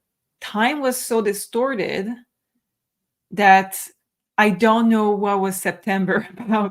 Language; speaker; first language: English; non-native, fluent; French